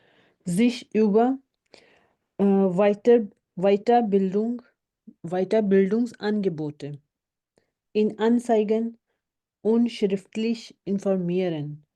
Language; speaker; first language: German; non-native, learner; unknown